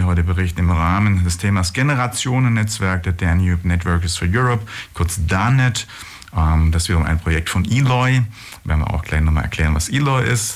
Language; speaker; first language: German; native; German